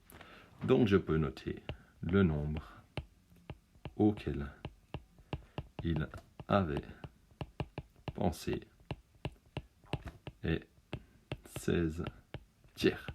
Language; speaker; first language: French; native; French